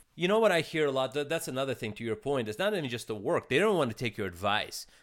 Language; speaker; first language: English; early bilingual, other home language; Russian